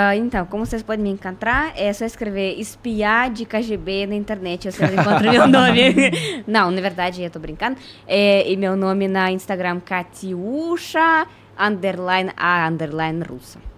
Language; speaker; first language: Portuguese; non-native, fluent; Russian